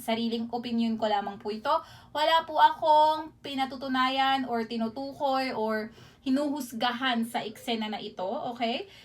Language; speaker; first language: Filipino; native; Filipino